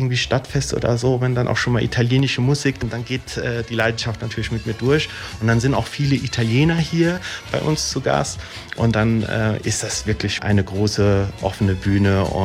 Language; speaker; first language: German; early bilingual, other home language; Italian